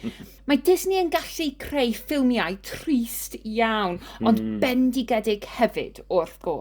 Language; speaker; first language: Welsh; non-native, learner; English